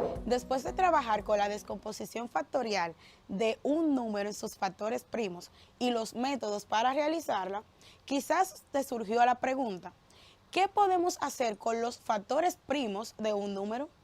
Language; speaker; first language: Spanish; native; Spanish